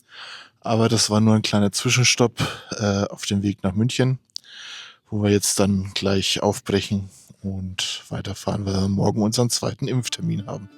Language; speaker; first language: German; native; German